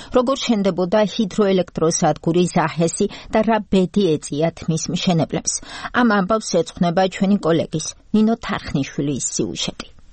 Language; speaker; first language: Georgian; native; Georgian